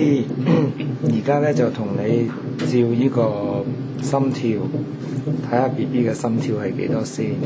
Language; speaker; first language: Cantonese; native; Cantonese